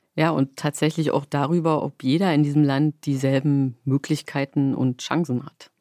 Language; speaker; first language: German; native; German